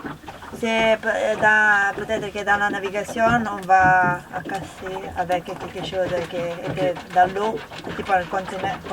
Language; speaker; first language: French; non-native, learner; Italian